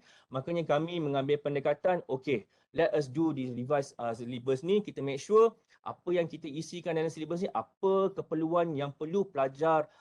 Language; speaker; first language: Malay; native; Malay